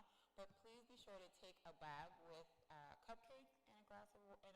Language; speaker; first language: English; native; English